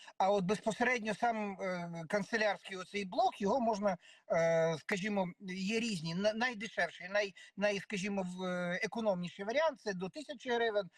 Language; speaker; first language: Ukrainian; native; Ukrainian